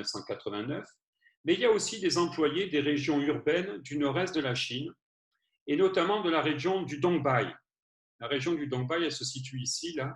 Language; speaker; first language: French; native; French